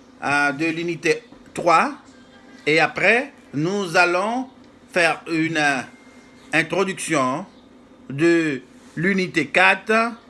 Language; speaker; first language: French; non-native, fluent; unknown